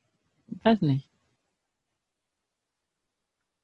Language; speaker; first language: German; native; German